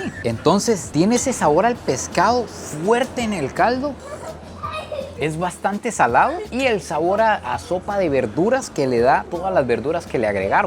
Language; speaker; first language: Spanish; native; Spanish